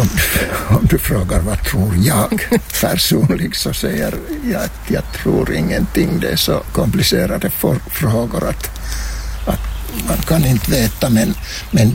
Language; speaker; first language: Swedish; non-native, local second language; Finnish